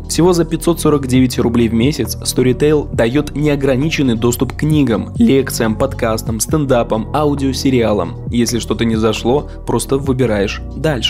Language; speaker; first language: Russian; native; Russian